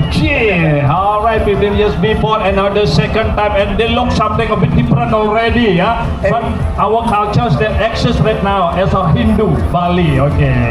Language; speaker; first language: English; non-native, learner; Indonesian